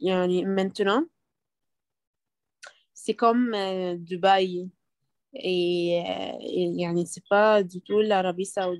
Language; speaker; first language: French; non-native, learner; Arabic